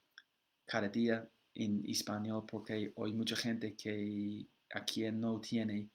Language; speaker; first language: Spanish; non-native, learner; English